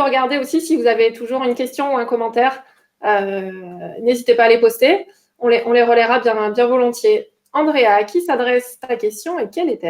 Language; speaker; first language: French; native; French